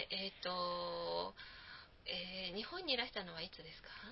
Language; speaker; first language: Japanese; native; Japanese